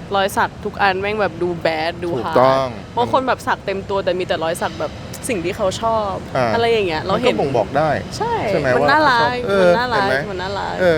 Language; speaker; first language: Thai; native; Thai